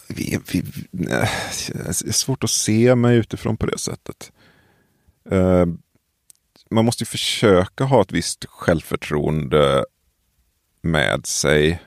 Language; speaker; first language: Swedish; native; Swedish